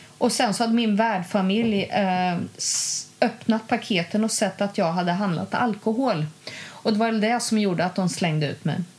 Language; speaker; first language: Swedish; native; Swedish